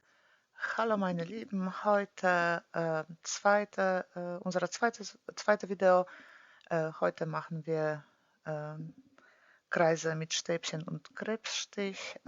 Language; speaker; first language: German; non-native, fluent; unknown